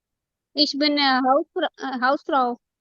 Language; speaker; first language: German; non-native, learner; Urdu